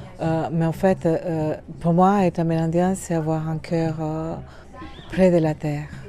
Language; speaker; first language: French; non-native, fluent; Spanish